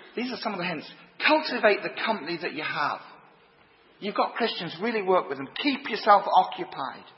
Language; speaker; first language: English; native; English